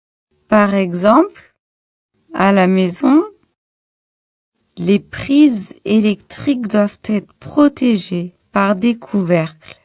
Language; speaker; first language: French; non-native, local second language; Arabic